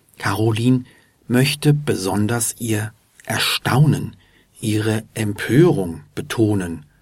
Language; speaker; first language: German; native; German